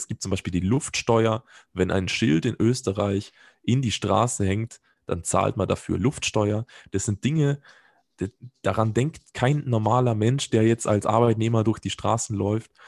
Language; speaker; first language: German; native; German